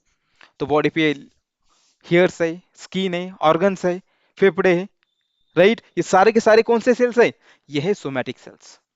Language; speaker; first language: Hindi; non-native, local second language; Marathi